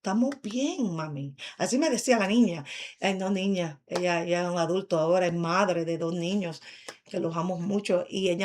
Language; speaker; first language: Spanish; early bilingual, heritage; Spanish